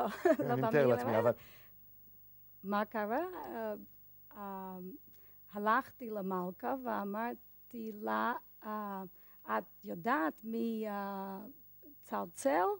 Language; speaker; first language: Hebrew; non-native, learner; English